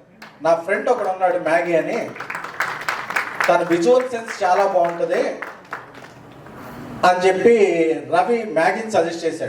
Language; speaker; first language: Telugu; native; Telugu